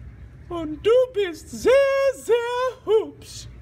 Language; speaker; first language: German; non-native, learner; English